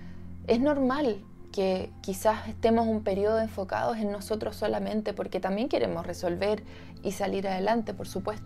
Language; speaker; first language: Spanish; native; Spanish